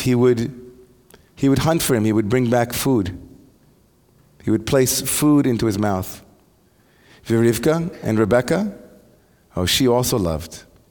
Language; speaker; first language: English; native; English